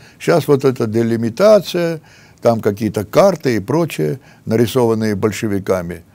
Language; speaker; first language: Russian; non-native, local second language; Armenian